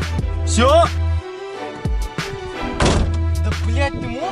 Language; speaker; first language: Russian; native; Russian